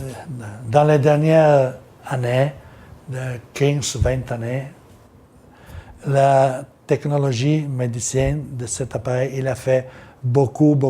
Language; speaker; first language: French; non-native, learner; Italian